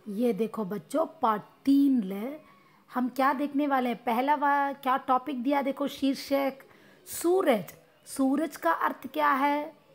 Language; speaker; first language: Hindi; non-native, local second language; Tamil